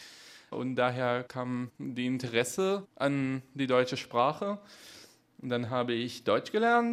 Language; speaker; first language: German; non-native, fluent; Hebrew